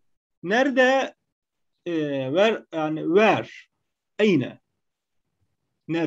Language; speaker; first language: Turkish; non-native, fluent; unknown